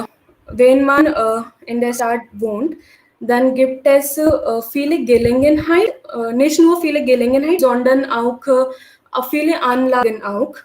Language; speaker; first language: German; non-native, learner; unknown